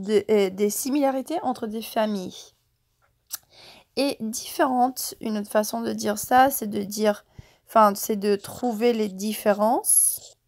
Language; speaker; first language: French; non-native, fluent; English